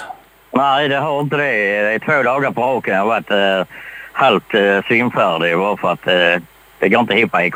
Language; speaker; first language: Swedish; native; Swedish